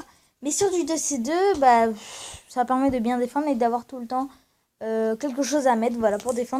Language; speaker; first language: French; native; French